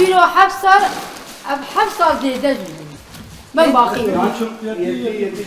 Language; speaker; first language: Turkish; non-native, local second language; Arabic